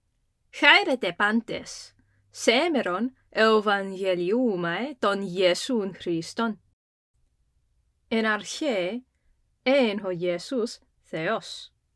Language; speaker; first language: Greek; non-native, fluent; English